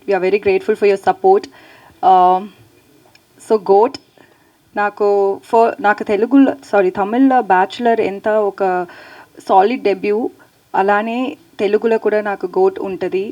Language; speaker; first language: Telugu; non-native, learner; Tamil